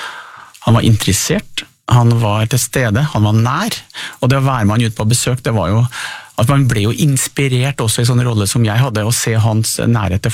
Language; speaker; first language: Norwegian; native; Norwegian